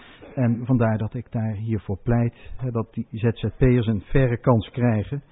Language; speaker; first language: Dutch; native; Dutch